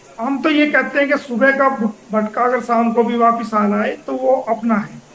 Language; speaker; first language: Hindi; native; Hindi